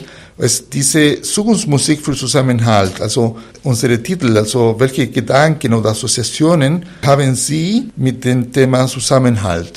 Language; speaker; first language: German; non-native, fluent; Spanish